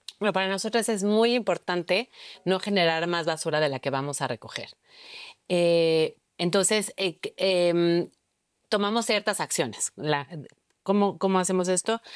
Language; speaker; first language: Spanish; native; Spanish